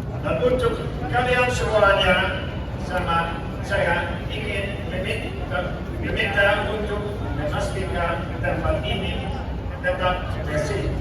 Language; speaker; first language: Indonesian; non-native, learner; Dutch